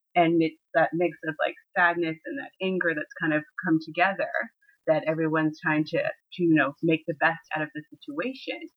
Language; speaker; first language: English; native; English